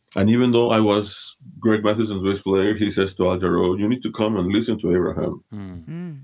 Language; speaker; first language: English; early bilingual, other home language; Spanish